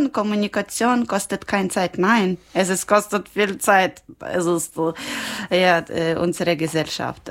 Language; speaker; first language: German; non-native, learner; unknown